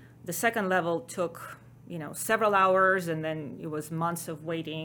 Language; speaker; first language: English; non-native, fluent; Ukrainian